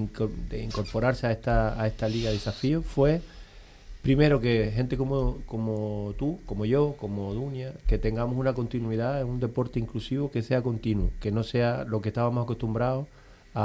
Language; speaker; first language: Spanish; native; Spanish